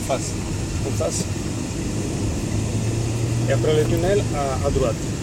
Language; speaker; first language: French; non-native, fluent; Italian